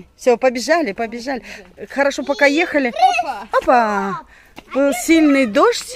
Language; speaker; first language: Russian; native; Russian